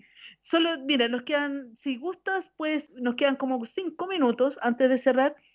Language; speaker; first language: Spanish; native; Spanish